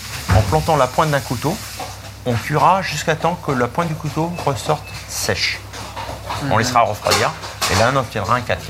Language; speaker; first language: French; native; French